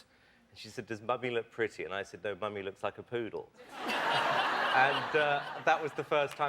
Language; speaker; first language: English; native; English